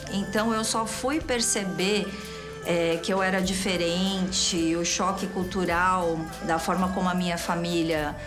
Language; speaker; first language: Portuguese; early bilingual, other home language; Cantonese